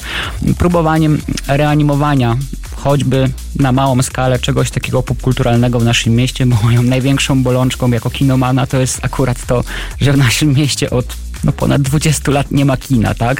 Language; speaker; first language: Polish; native; Polish